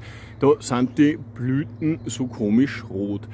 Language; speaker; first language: German; native; German